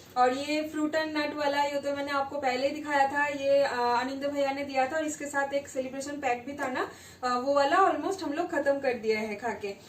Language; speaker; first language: Hindi; native; Hindi